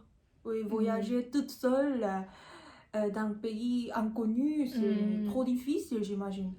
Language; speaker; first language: French; non-native, learner; Korean